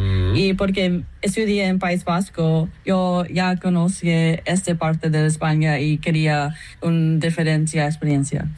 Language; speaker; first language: Spanish; non-native, fluent; English